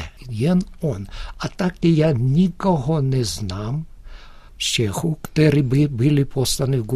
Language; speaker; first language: Czech; early bilingual, heritage; Russian